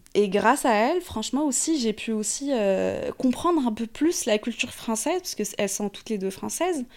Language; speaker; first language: French; non-native, local second language; Arabic